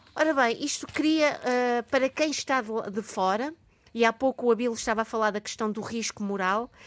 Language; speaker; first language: Portuguese; native; Portuguese